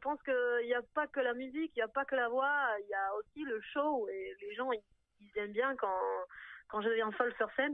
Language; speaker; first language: French; native; French